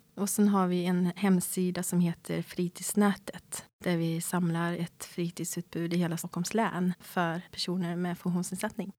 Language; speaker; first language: Swedish; native; Swedish